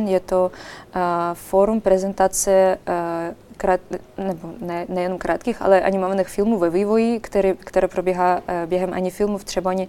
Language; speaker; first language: Czech; non-native, fluent; Russian